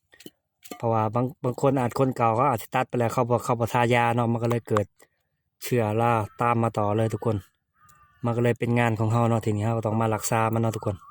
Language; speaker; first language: Thai; non-native, local second language; Lao